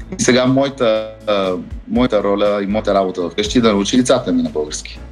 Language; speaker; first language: Bulgarian; early bilingual, heritage; Bulgarian